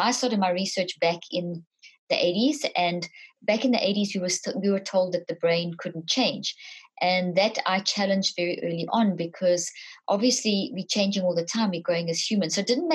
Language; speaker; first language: English; native; English